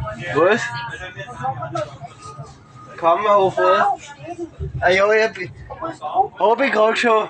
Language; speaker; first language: German; native; German